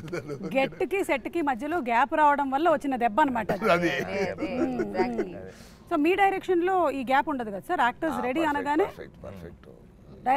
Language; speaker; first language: Telugu; native; Telugu